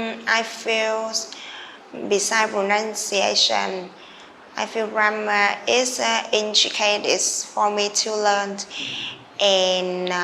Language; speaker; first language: English; non-native, learner; Vietnamese